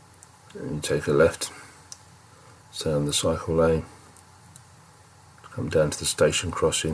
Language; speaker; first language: English; native; English